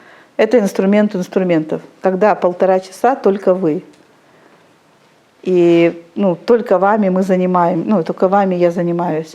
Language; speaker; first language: Russian; native; Russian